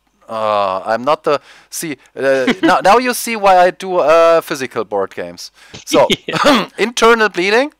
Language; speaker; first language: English; non-native, fluent; German